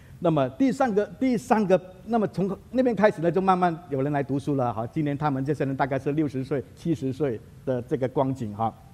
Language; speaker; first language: Chinese; native; Chinese